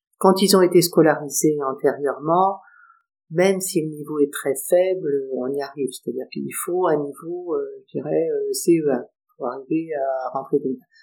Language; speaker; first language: French; native; French